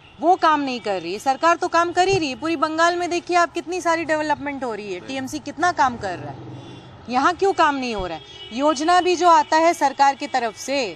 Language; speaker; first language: Hindi; non-native, local second language; Urdu